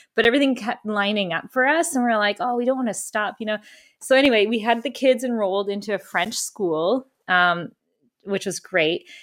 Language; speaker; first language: English; early bilingual, other home language; German